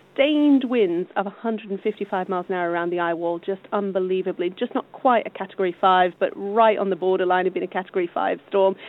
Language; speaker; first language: English; native; English